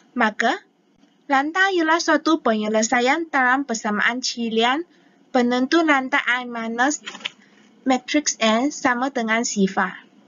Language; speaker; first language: Malay; non-native, local second language; Chinese